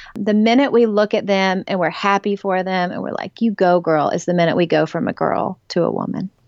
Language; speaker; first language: English; native; English